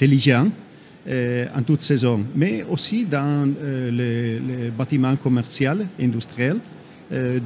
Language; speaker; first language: French; non-native, fluent; Italian